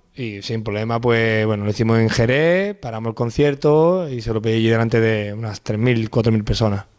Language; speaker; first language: Spanish; native; Spanish